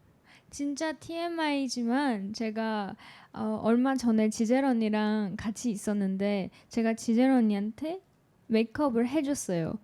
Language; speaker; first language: Korean; non-native, fluent; Chinese